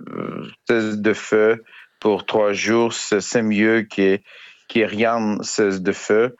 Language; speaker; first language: French; non-native, learner; Ukrainian